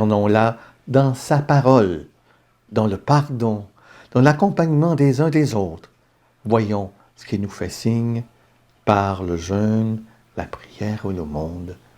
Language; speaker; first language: French; native; French